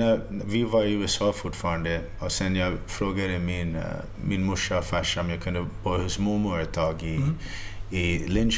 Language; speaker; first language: Swedish; early bilingual, heritage; Swedish